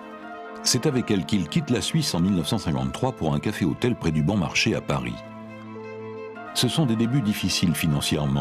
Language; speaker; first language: French; native; French